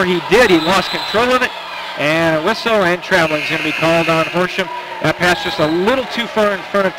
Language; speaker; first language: English; native; English